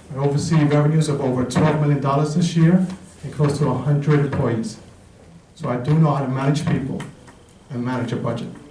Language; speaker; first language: English; native; English